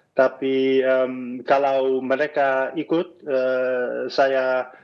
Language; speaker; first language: Indonesian; non-native, fluent; Dutch